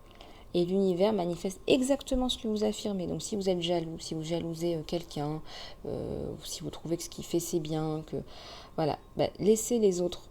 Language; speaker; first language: French; native; French